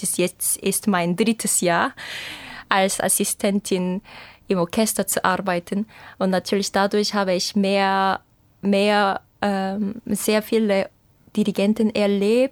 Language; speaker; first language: German; non-native, fluent; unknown